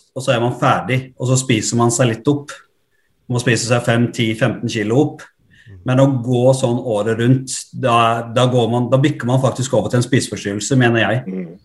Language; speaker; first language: Norwegian; native; Norwegian